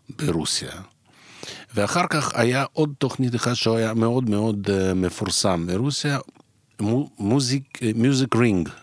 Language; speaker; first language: Hebrew; non-native, fluent; Russian